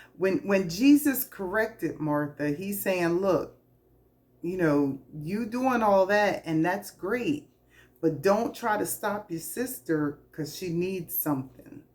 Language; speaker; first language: English; native; English